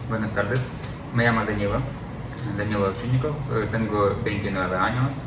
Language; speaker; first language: Spanish; non-native, learner; Ukrainian